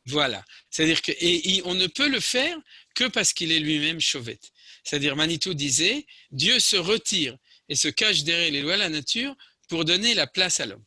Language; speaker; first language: French; native; French